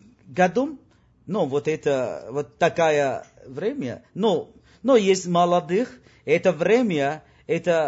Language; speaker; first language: Russian; non-native, learner; Spanish